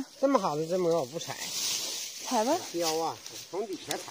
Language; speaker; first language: Chinese; native; Chinese